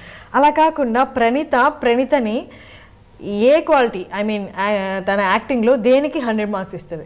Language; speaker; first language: Telugu; native; Telugu